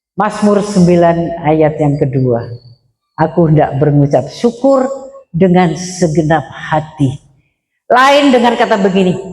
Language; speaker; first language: Indonesian; non-native, local second language; Madurese